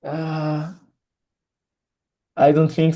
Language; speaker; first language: English; non-native, learner; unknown